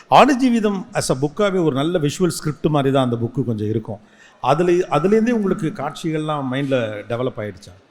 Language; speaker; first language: Tamil; native; Tamil